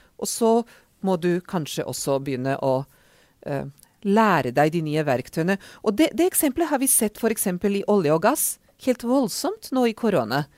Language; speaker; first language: Norwegian; non-native, fluent; Hungarian